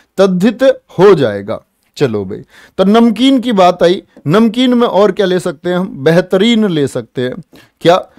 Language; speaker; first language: Hindi; native; Hindi